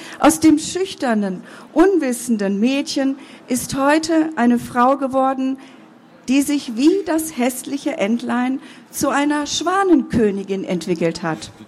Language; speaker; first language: German; early bilingual, other home language; Kurdish